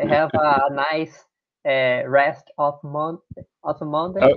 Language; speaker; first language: English; non-native, learner; Portuguese